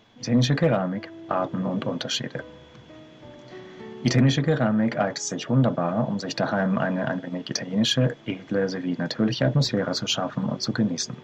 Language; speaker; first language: German; native; German